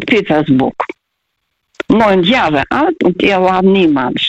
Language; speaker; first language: German; early bilingual, heritage; Russian